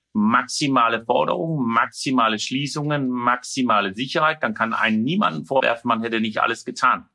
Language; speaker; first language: German; non-native, fluent; Danish